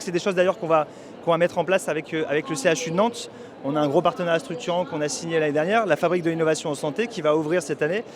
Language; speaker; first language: French; native; French